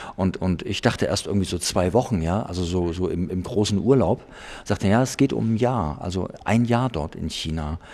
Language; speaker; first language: German; native; German